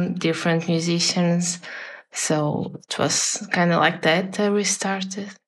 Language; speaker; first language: English; non-native, fluent; Portuguese